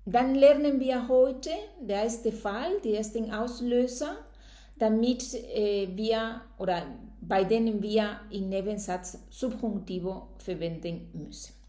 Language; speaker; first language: German; non-native, fluent; Spanish